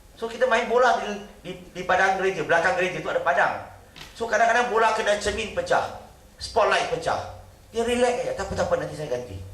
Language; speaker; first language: Malay; non-native, local second language; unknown